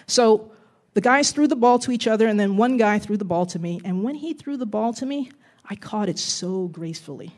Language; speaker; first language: English; native; English